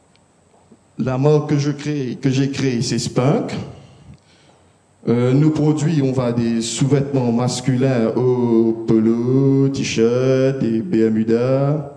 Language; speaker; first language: French; native; French